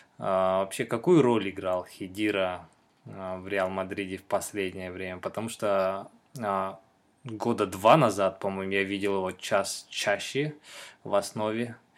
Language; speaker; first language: Russian; non-native, local second language; Kyrgyz